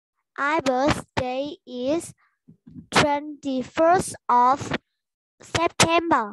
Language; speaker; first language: English; non-native, learner; Vietnamese